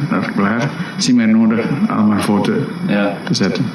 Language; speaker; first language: Dutch; non-native, local second language; Minangkabau